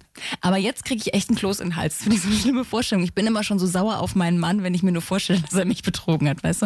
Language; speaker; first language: German; native; German